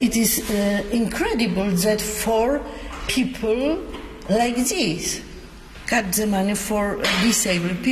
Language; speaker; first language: English; non-native, learner; Polish